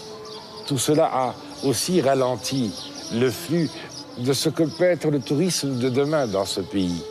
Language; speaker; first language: French; native; French